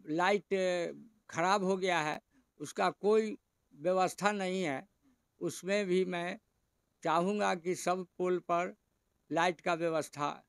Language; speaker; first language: Hindi; native; Hindi